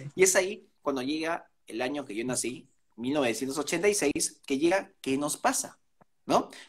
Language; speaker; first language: Spanish; native; Spanish